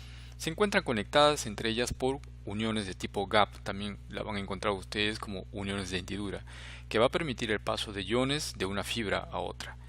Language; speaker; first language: Spanish; native; Spanish